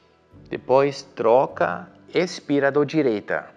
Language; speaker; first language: Portuguese; non-native, fluent; German